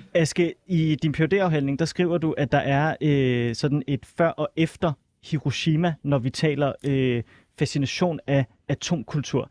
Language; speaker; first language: Danish; native; Danish